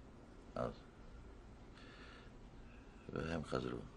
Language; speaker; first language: Hebrew; non-native, fluent; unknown